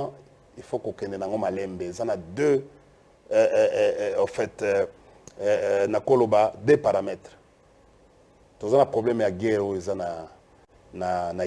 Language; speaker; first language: French; non-native, local second language; Lingala